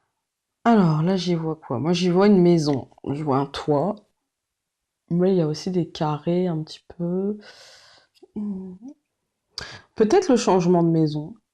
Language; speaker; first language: French; native; French